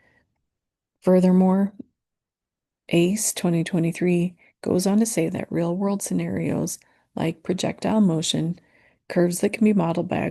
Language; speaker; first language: English; native; English